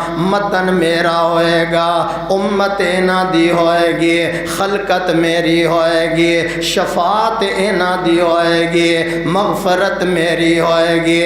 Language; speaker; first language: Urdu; non-native, local second language; Punjabi